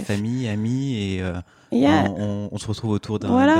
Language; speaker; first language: French; native; French